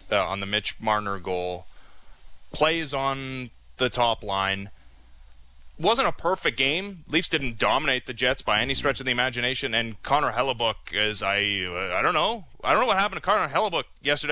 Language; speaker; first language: English; native; English